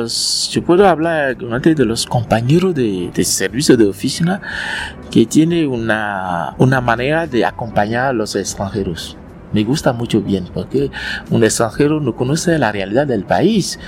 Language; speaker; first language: Spanish; non-native, learner; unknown